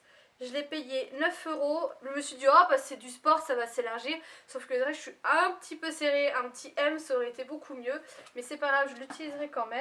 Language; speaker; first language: French; native; French